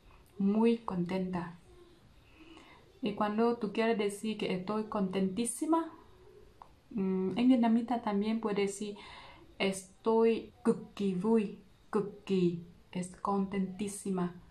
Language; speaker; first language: Spanish; non-native, learner; Vietnamese